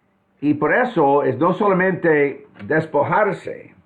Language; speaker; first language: Spanish; non-native, fluent; English